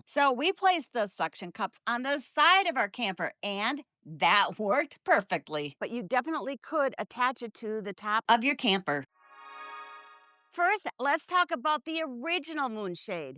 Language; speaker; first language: English; native; English